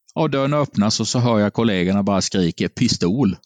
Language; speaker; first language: Swedish; native; Swedish